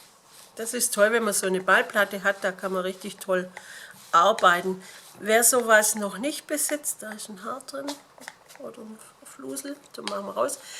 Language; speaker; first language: German; native; German